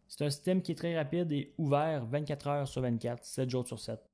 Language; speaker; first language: French; native; French